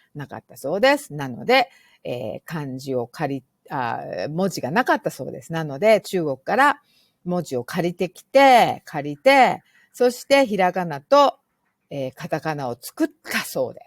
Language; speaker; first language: Japanese; non-native, fluent; English